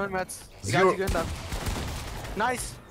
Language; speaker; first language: German; native; German